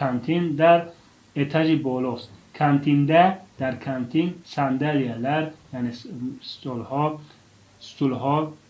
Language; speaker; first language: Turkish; non-native, fluent; Tajik